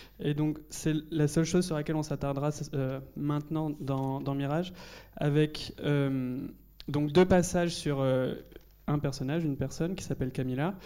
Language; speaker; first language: French; native; French